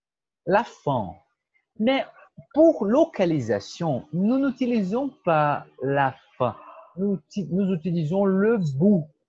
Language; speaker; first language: French; non-native, fluent; Portuguese